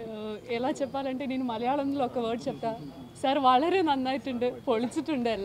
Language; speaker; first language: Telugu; non-native, learner; Malayalam